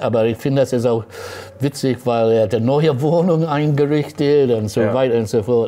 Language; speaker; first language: German; non-native, fluent; English